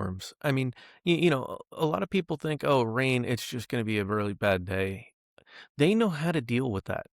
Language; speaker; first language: English; native; English